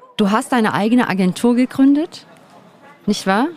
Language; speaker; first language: German; non-native, fluent; Portuguese